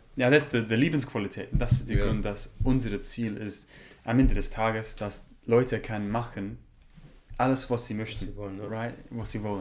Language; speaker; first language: German; non-native, learner; English